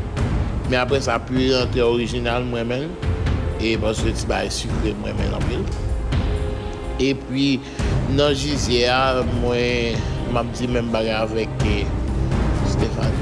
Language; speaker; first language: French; non-native, local second language; Haitian Creole